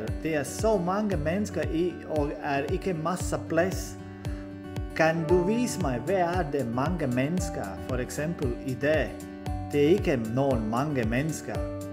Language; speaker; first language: Swedish; non-native, learner; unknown